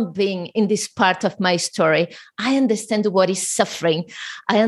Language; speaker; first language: English; non-native, fluent; Portuguese